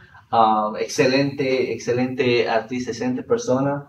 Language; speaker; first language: Spanish; early bilingual, heritage; Spanish